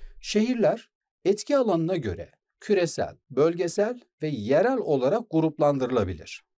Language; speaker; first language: Turkish; native; Turkish